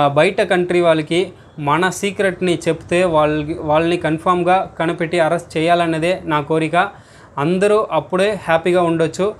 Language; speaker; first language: Telugu; non-native, learner; Tamil